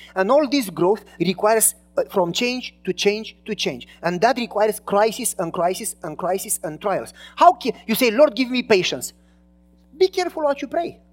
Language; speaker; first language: English; non-native, fluent; Romanian